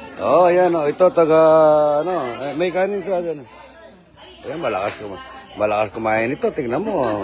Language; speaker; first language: Filipino; non-native, local second language; Pampanga